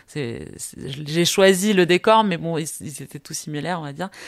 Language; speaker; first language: French; early bilingual, heritage; Spanish